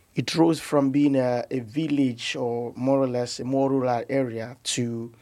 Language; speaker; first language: English; non-native, local second language; Igbo